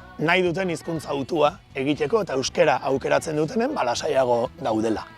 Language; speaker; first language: Basque; native; Basque